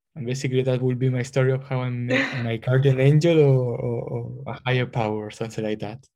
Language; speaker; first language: English; non-native, fluent; Spanish